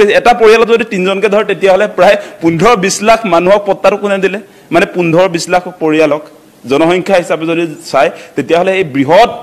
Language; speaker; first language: Assamese; non-native, local second language; Mising